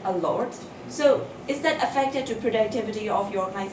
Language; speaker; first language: English; non-native, fluent; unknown